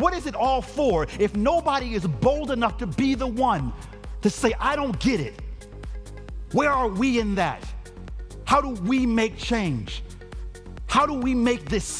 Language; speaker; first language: English; native; English